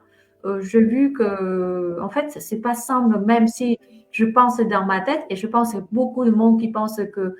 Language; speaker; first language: French; non-native, fluent; Vietnamese